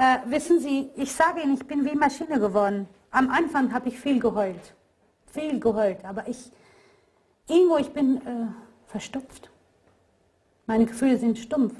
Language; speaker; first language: German; non-native, fluent; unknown